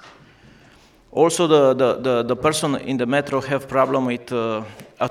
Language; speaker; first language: English; non-native, learner; Romanian